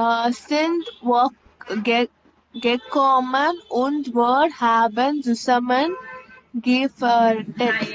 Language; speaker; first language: German; non-native, learner; Tamil